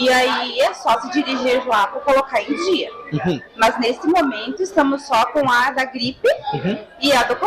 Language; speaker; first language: Portuguese; native; Portuguese